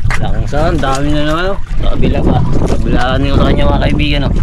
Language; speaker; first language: Filipino; non-native, local second language; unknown